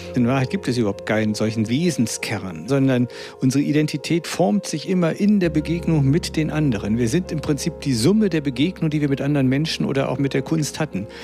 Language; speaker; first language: German; native; German